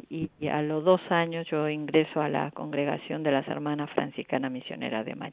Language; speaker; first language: Spanish; non-native, fluent; Korean